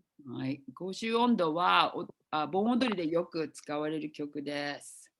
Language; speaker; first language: Japanese; non-native, fluent; English